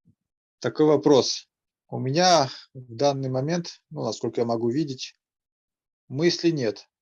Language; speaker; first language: Russian; native; Russian